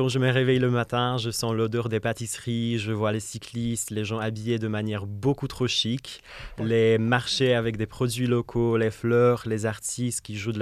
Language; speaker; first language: French; non-native, fluent; Czech